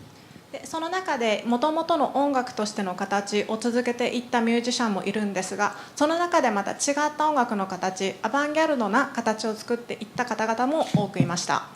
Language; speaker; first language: Japanese; native; Japanese